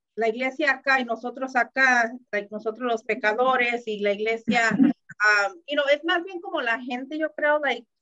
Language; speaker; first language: Spanish; early bilingual, heritage; Spanish